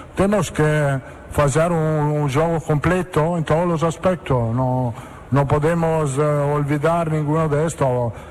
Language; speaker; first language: Portuguese; non-native, learner; Italian